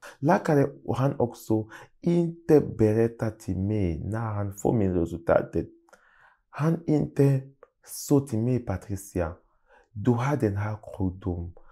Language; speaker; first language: Swedish; non-native, learner; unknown